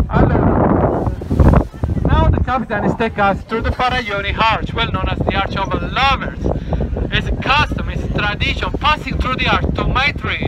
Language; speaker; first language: English; non-native, fluent; Italian